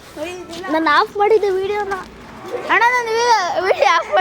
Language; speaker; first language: Kannada; native; Kannada